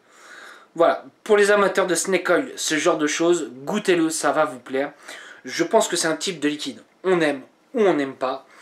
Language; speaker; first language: French; native; French